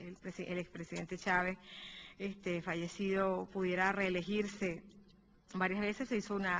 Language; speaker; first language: Spanish; native; Spanish